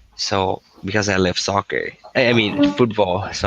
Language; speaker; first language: English; non-native, learner; Thai